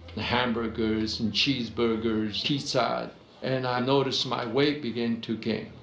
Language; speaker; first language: English; non-native, fluent; Chinese